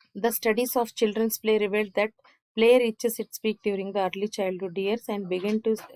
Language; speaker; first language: English; non-native, local second language; Kannada